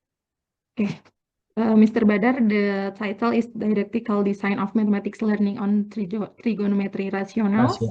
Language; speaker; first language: English; non-native, learner; Indonesian